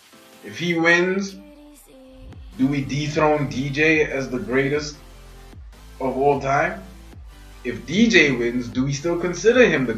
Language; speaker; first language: English; native; English